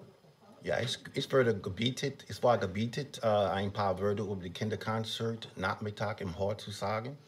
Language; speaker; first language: German; non-native, learner; English